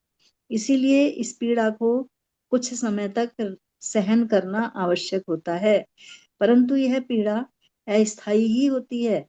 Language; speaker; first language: Hindi; native; Hindi